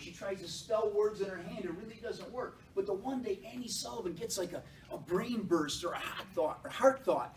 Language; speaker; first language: English; native; English